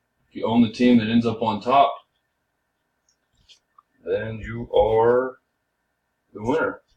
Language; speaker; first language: English; native; English